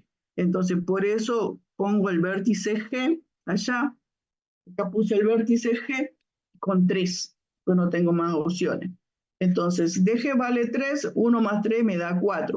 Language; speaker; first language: Spanish; native; Spanish